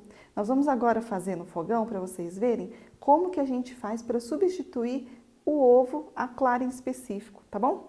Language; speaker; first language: Portuguese; native; Portuguese